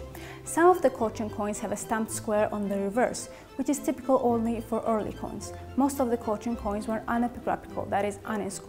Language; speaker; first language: English; non-native, learner; Georgian